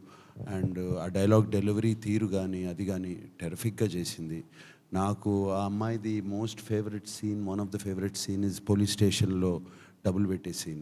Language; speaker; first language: Telugu; native; Telugu